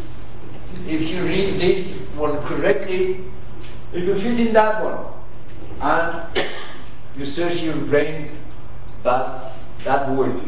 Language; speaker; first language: English; non-native, fluent; Persian